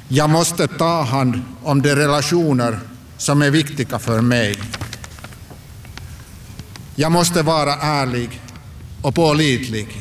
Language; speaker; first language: Swedish; non-native, local second language; Finnish